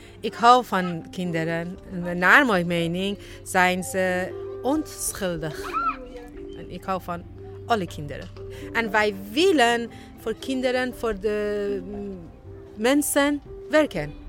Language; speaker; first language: Dutch; non-native, learner; Persian